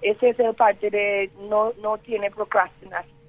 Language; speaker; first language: Spanish; non-native, learner; English